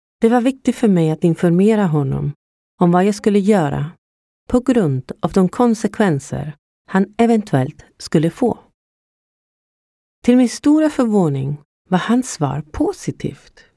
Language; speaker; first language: Swedish; non-native, fluent; Spanish